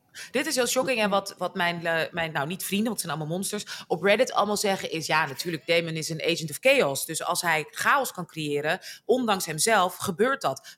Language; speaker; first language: Dutch; native; Dutch